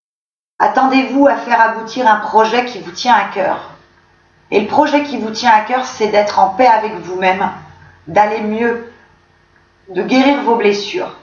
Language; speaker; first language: French; native; French